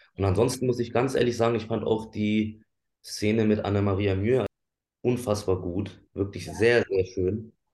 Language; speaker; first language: German; early bilingual, other home language; Persian